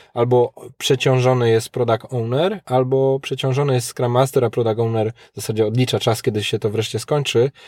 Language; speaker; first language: Polish; native; Polish